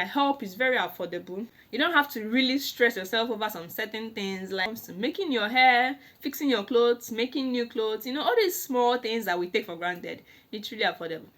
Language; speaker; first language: English; non-native, local second language; Igbo